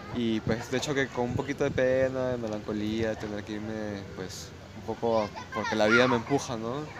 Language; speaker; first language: Spanish; native; Spanish